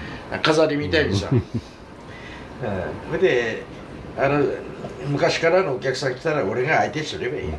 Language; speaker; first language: Japanese; native; Japanese